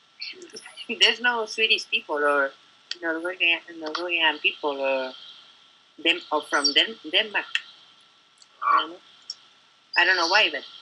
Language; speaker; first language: English; non-native, learner; Spanish